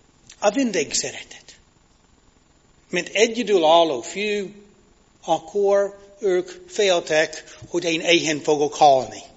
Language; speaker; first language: Hungarian; non-native, fluent; English